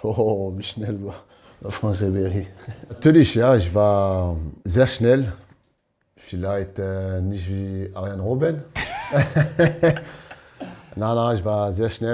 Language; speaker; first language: German; non-native, learner; French